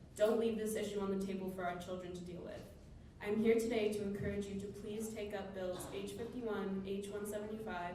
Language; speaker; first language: English; native; English